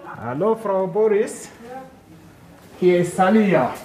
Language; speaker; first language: German; non-native, learner; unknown